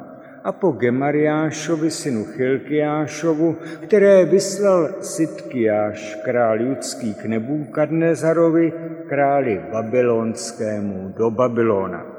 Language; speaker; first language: Czech; native; Czech